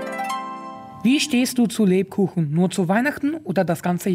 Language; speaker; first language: German; native; German